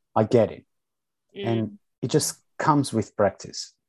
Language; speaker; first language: English; non-native, fluent; Portuguese